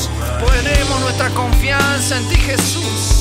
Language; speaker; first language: Spanish; native; Spanish